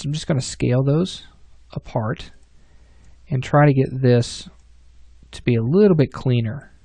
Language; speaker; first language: English; native; English